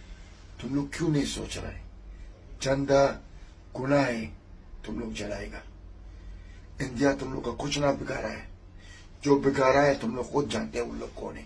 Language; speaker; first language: Hindi; non-native, fluent; Arabic